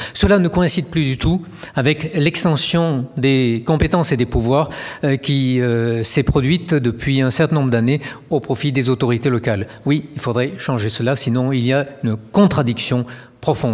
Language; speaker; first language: French; native; French